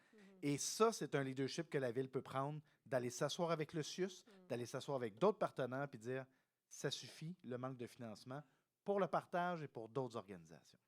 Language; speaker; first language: French; native; French